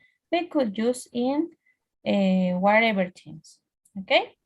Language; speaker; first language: English; non-native, fluent; Spanish